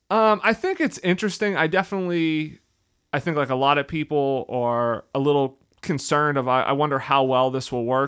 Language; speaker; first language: English; native; English